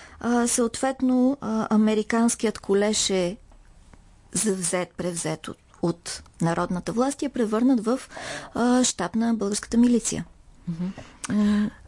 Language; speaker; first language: Bulgarian; native; Bulgarian